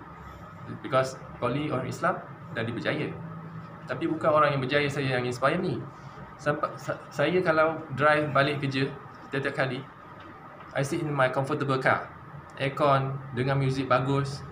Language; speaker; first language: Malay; non-native, local second language; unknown